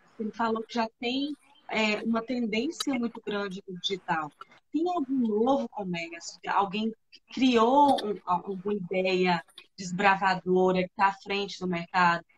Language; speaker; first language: Portuguese; native; Portuguese